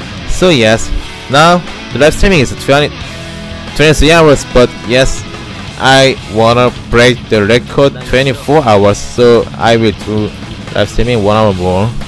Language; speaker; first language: English; non-native, learner; Korean